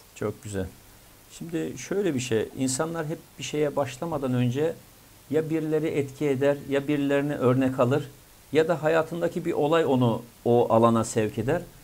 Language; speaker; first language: Turkish; native; Turkish